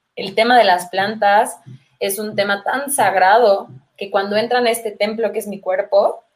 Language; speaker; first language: Spanish; native; Spanish